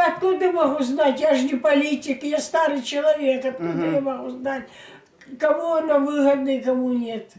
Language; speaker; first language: Russian; native; Russian